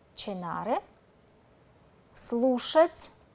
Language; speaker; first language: Russian; native; Russian